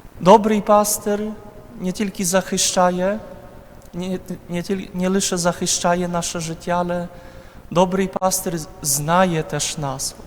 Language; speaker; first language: Ukrainian; non-native, fluent; Polish